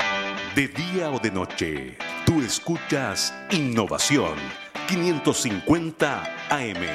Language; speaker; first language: Spanish; native; Spanish